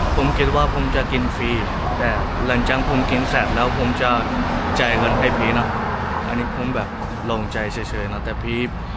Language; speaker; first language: Thai; non-native, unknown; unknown